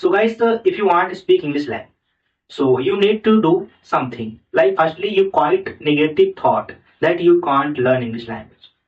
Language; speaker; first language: English; non-native, learner; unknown